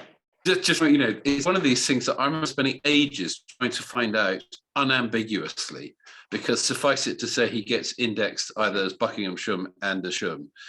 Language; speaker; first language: English; native; English